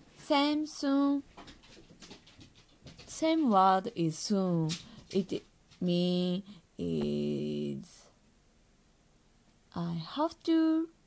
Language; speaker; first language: English; non-native, learner; Japanese